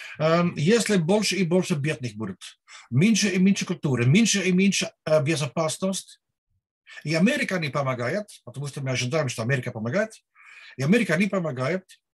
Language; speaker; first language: Russian; non-native, learner; Dutch